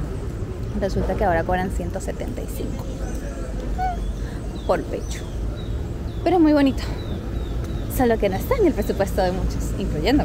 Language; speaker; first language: Spanish; native; Spanish